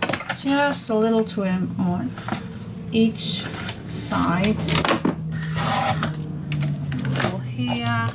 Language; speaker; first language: English; non-native, fluent; Dutch